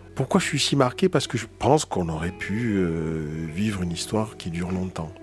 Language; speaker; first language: French; native; French